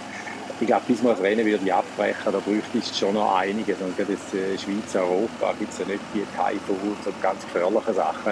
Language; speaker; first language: German; native; German